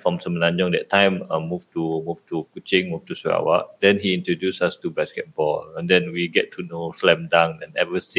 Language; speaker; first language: English; non-native, local second language; Malay